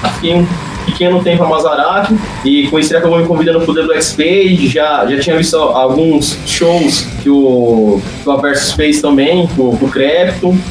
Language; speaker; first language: Portuguese; native; Portuguese